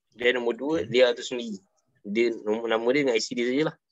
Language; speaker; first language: Malay; native; Malay